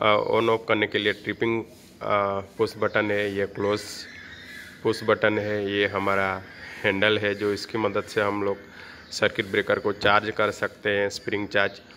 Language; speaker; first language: Hindi; non-native, local second language; Gujarati